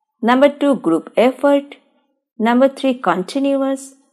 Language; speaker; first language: English; non-native, local second language; Bangla